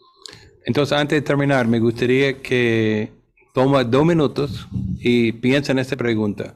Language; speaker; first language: Spanish; non-native, fluent; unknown